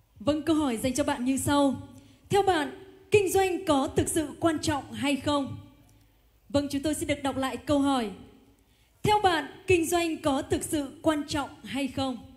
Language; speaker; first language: Vietnamese; native; Vietnamese